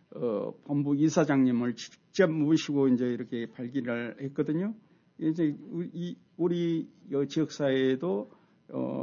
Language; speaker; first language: Korean; native; Korean